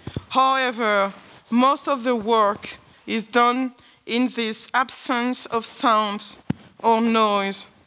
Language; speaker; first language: English; non-native, learner; French